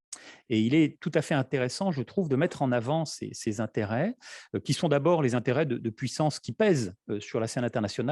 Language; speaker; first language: French; native; French